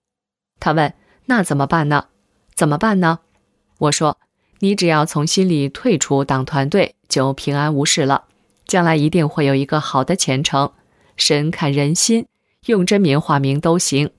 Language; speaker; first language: Chinese; native; Chinese